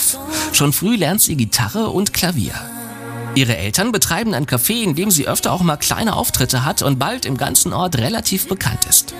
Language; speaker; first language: German; native; German